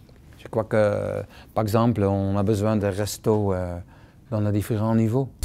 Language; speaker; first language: French; non-native, fluent; Dutch